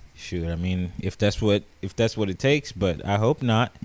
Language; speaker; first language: English; native; English